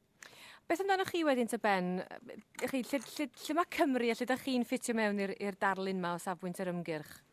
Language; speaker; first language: Welsh; native; Welsh